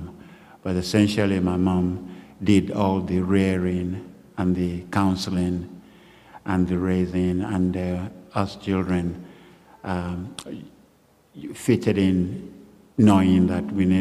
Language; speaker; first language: English; non-native, local second language; Yoruba